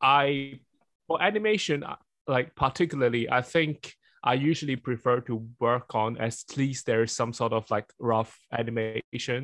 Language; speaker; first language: English; non-native, local second language; Cantonese